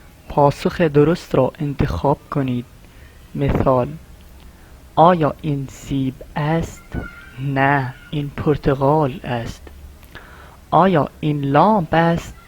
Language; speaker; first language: Persian; non-native, fluent; Urdu